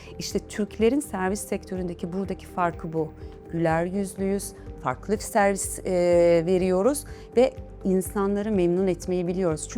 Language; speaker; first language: Turkish; native; Turkish